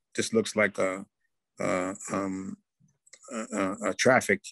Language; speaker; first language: English; native; English